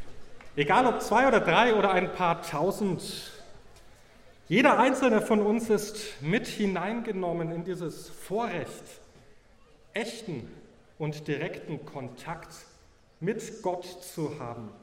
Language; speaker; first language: German; native; German